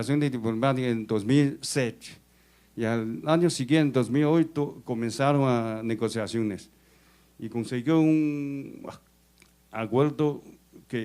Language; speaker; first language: Spanish; non-native, fluent; Chinese